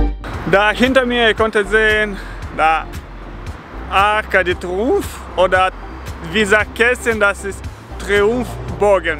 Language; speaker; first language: German; non-native, learner; Romanian